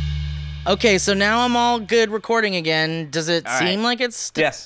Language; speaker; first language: English; native; English